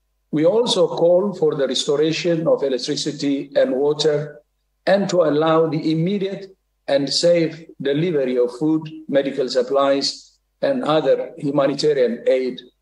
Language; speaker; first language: English; non-native, fluent; Tigrinya